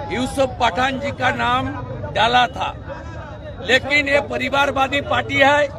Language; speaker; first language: Hindi; non-native, local second language; Bangla